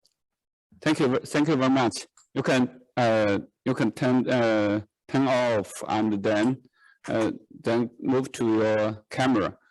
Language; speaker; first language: English; non-native, learner; Chinese